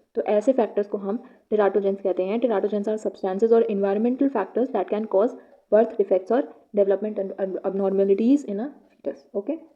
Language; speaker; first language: Hindi; native; Hindi